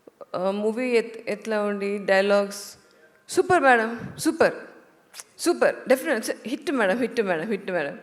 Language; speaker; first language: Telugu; non-native, learner; Tamil